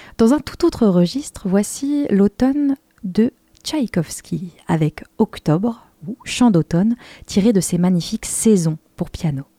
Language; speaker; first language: French; native; French